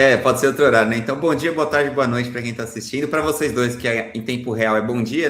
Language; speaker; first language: Portuguese; native; Portuguese